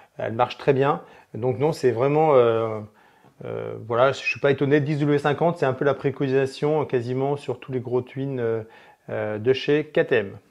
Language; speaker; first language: French; native; French